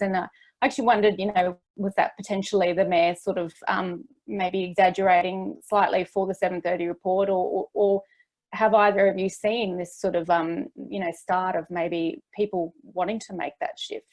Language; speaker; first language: English; native; English